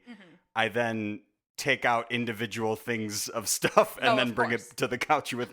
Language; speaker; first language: English; native; English